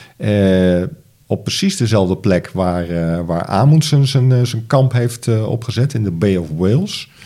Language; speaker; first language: Dutch; native; Dutch